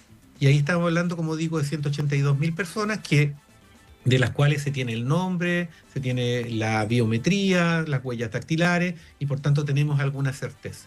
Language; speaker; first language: Spanish; native; Spanish